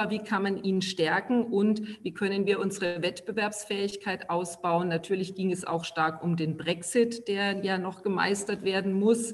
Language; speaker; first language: German; native; German